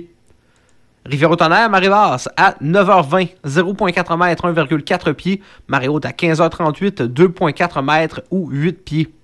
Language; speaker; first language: French; native; French